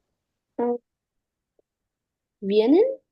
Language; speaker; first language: Spanish; non-native, learner; English